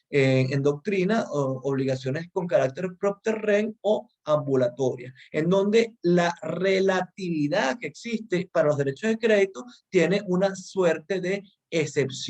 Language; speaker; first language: Spanish; native; Spanish